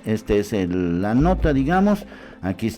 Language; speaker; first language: Spanish; native; Spanish